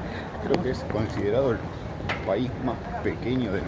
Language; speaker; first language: Spanish; native; Spanish